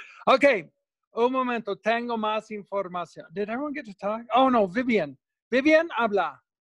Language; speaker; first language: Spanish; non-native, fluent; English